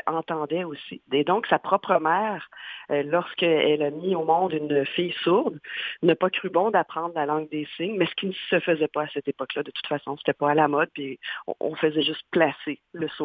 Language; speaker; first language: French; native; French